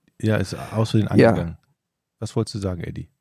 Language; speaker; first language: German; native; German